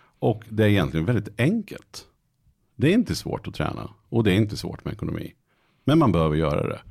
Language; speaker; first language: Swedish; native; Swedish